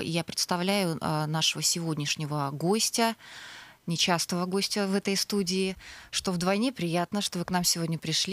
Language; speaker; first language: Russian; native; Russian